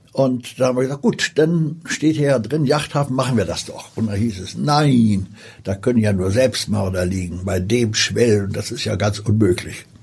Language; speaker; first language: German; early bilingual, other home language; Polish